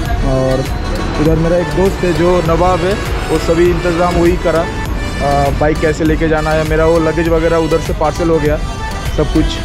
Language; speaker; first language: Hindi; non-native, local second language; Bangla